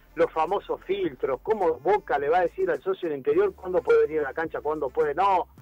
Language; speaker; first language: Spanish; native; Spanish